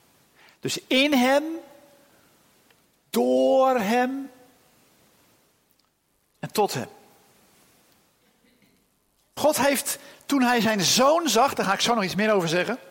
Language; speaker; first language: Dutch; native; Dutch